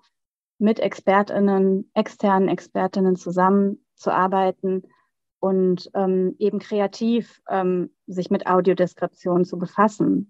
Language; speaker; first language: German; native; German